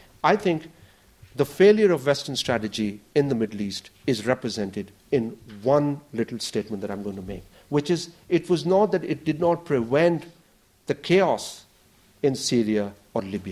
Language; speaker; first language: English; non-native, local second language; Urdu